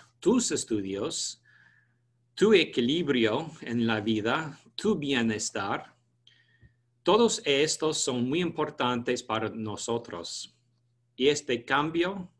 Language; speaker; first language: Spanish; non-native, fluent; English